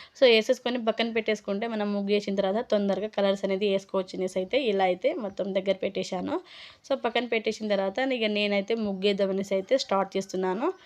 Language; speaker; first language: Telugu; non-native, local second language; Lambadi